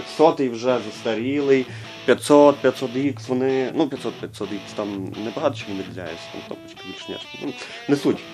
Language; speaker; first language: Ukrainian; non-native, local second language; Russian